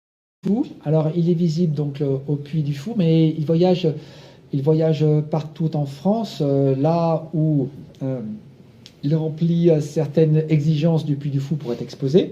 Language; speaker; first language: French; native; French